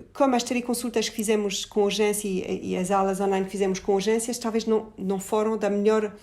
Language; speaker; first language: Portuguese; non-native, fluent; French